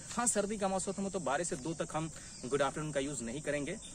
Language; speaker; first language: Hindi; native; Hindi